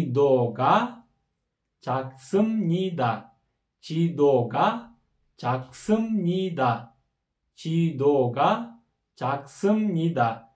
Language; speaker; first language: Korean; non-native, fluent; Kyrgyz